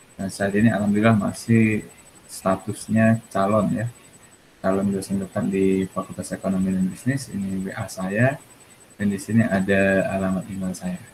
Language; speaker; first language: Indonesian; native; Indonesian